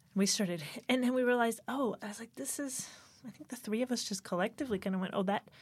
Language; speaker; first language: English; native; English